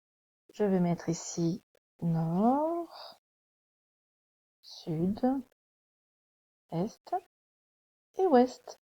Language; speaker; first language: French; native; French